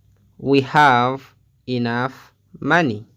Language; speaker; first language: English; non-native, fluent; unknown